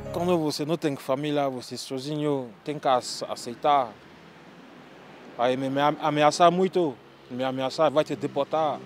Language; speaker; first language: Portuguese; non-native, learner; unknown